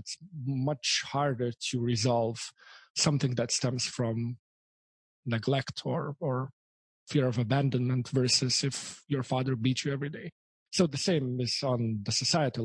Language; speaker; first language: English; non-native, fluent; Lithuanian